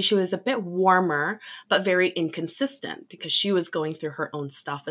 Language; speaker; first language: English; native; English